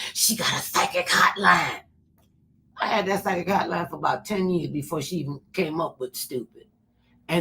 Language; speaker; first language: English; native; English